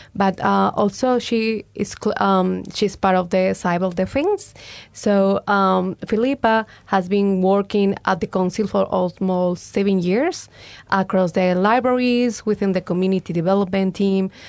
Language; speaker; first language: English; non-native, fluent; Spanish